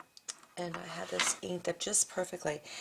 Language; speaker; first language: English; native; English